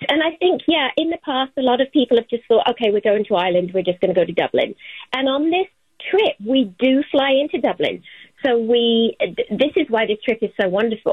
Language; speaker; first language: English; native; English